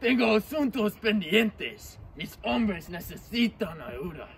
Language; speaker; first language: Spanish; non-native, learner; English